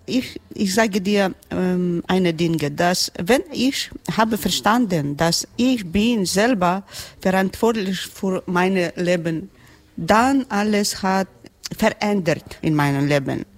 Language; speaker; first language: German; non-native, learner; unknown